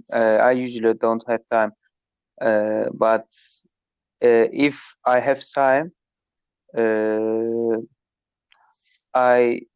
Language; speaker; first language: English; non-native, learner; Turkish